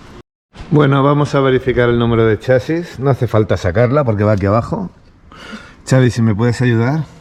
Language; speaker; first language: Spanish; native; Spanish